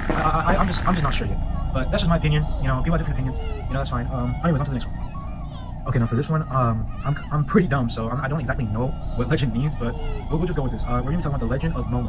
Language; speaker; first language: English; native; English